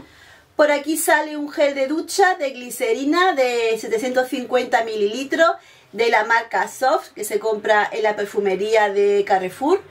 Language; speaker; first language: Spanish; native; Spanish